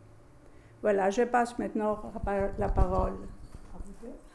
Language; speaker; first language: French; non-native, fluent; Greek